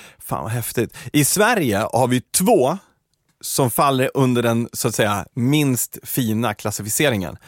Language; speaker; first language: Swedish; native; Swedish